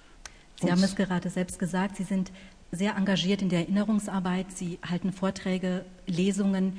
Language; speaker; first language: German; native; German